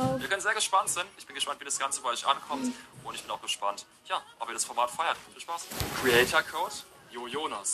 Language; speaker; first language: German; native; German